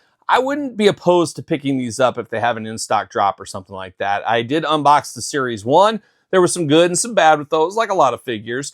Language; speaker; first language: English; native; English